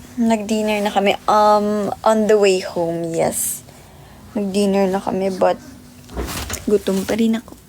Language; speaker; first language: Filipino; native; Filipino